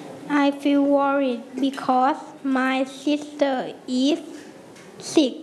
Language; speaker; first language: English; non-native, learner; Thai